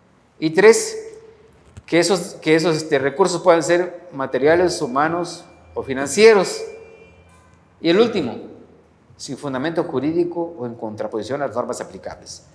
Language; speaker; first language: Spanish; native; Spanish